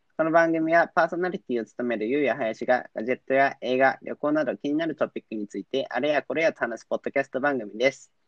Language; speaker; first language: Japanese; native; Japanese